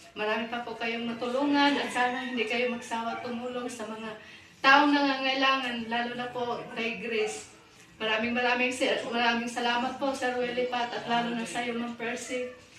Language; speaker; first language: Filipino; native; Filipino